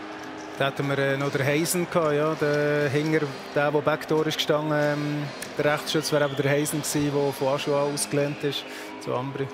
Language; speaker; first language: German; native; German